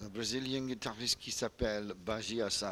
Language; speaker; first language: French; non-native, learner; English